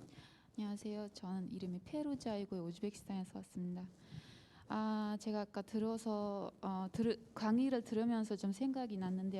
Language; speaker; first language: Korean; non-native, fluent; Uzbek